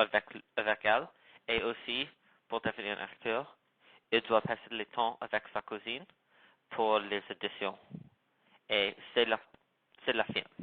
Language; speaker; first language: French; non-native, learner; English